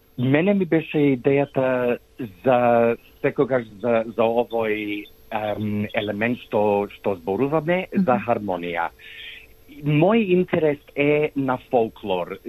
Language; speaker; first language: Macedonian; early bilingual, heritage; Macedonian